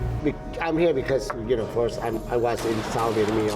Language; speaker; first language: English; non-native, learner; Vietnamese